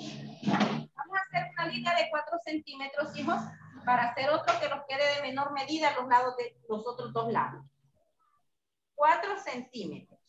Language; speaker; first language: Spanish; native; Spanish